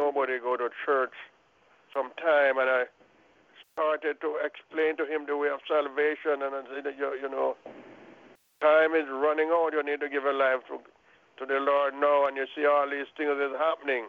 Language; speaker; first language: English; non-native, local second language; Jamaican Creole English